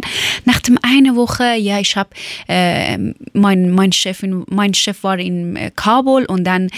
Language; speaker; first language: German; non-native, learner; Persian